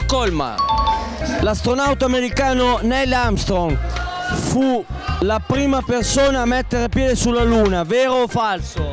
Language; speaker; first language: Italian; native; Italian